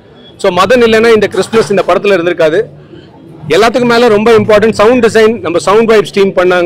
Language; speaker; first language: Tamil; native; Tamil